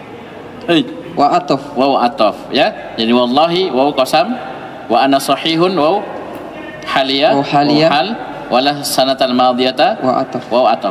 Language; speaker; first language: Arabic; non-native, fluent; Indonesian